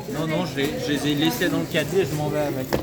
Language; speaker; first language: French; native; French